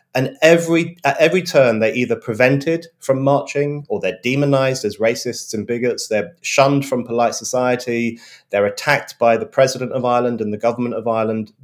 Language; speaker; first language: English; native; English